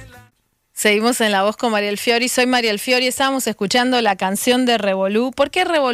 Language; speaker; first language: Spanish; native; Spanish